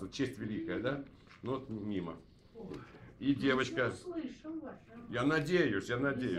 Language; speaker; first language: Russian; native; Russian